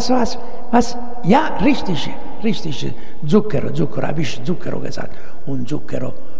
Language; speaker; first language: German; non-native, fluent; Italian